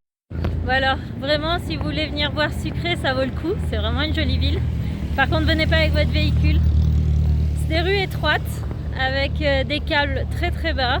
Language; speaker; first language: French; native; French